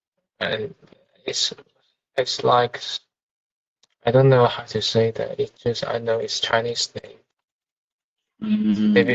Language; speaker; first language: English; non-native, fluent; Chinese